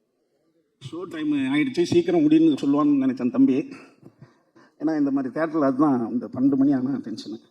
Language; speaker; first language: Tamil; native; Tamil